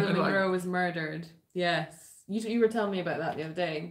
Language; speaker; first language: English; native; English